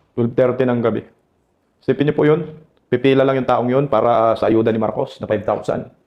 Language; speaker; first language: Filipino; non-native, local second language; Cebuano